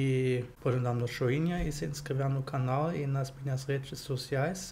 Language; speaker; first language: Portuguese; non-native, fluent; German